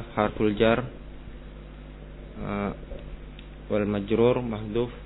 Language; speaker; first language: Arabic; non-native, learner; Indonesian